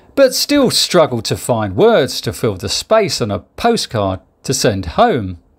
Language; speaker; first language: English; native; English